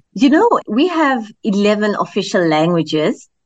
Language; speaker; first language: English; non-native, local second language; Zulu